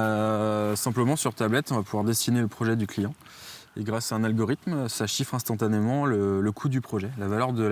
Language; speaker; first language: French; native; French